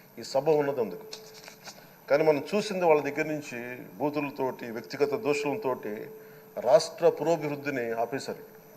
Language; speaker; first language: Telugu; native; Telugu